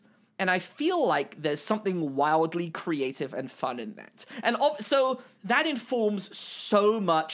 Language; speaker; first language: English; native; English